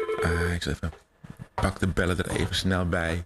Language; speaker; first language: Dutch; native; Dutch